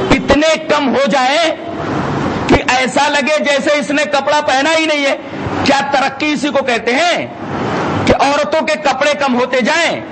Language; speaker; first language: Urdu; native; Urdu